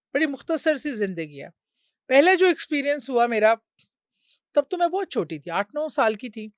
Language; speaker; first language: Urdu; native; Urdu